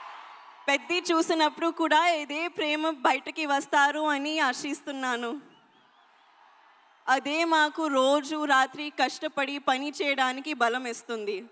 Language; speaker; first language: Telugu; non-native, learner; Hindi